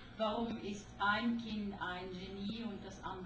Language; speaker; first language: German; non-native, fluent; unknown